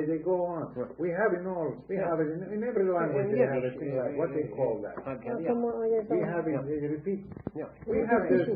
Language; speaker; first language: English; non-native, fluent; Ladino